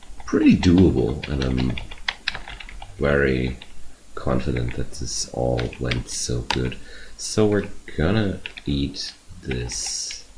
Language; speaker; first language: English; non-native, fluent; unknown